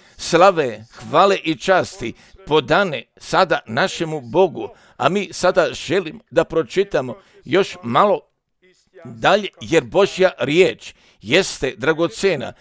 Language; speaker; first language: Croatian; early bilingual, heritage; Croatian